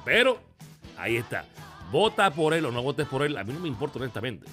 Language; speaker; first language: Spanish; native; Spanish